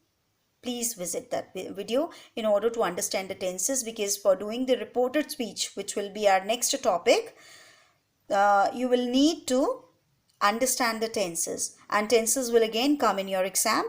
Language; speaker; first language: English; non-native, local second language; Hindi